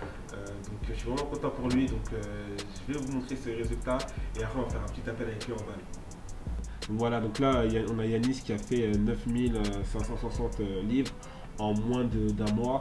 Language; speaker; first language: French; native; French